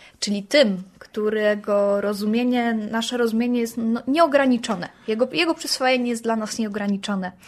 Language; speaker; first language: Polish; native; Polish